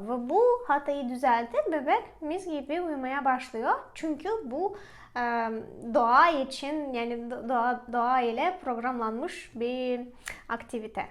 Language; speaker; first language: Turkish; non-native, fluent; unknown